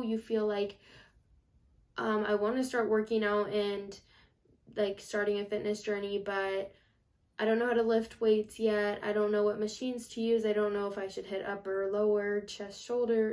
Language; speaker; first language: English; native; English